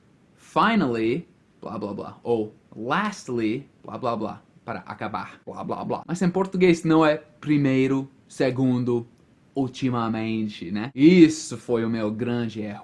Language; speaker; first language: Portuguese; non-native, fluent; English